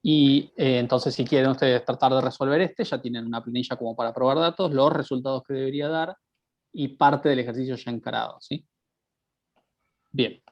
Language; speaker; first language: Spanish; native; Spanish